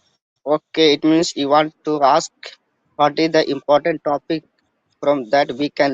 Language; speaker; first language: English; non-native, learner; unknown